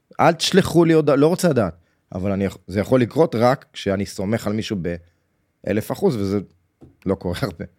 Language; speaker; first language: Hebrew; native; Hebrew